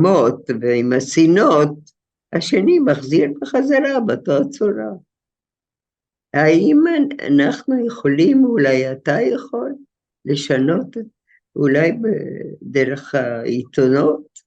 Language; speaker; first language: Hebrew; non-native, fluent; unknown